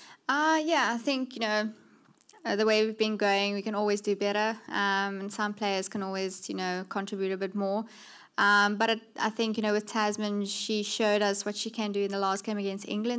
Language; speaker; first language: English; non-native, local second language; Afrikaans